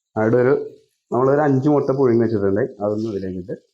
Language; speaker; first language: Malayalam; native; Malayalam